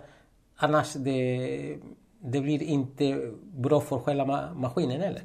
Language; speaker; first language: Swedish; non-native, fluent; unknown